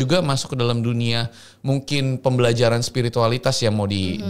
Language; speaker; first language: Indonesian; native; Indonesian